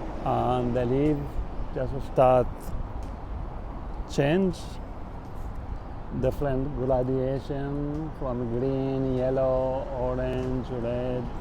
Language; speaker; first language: English; non-native, learner; Arabic